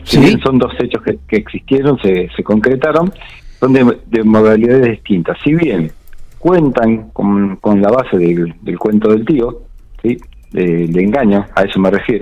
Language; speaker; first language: Spanish; native; Spanish